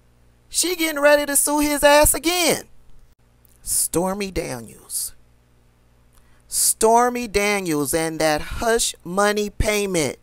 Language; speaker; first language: English; native; English